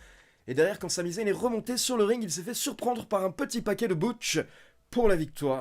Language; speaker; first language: French; native; French